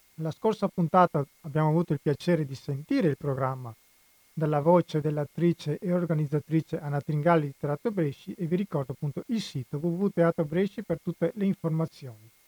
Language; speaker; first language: Italian; native; Italian